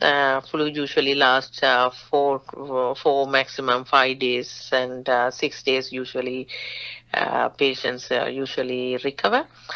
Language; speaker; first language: English; non-native, local second language; Tamil